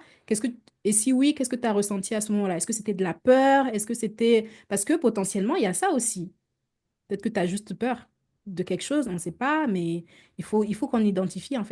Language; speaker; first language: French; native; French